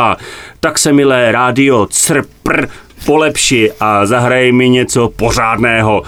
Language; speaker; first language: Czech; native; Czech